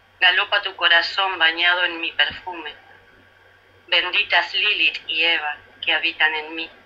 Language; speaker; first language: Spanish; native; Spanish